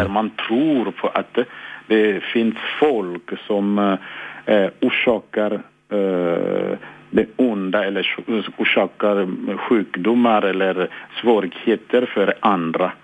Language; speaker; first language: Swedish; non-native, fluent; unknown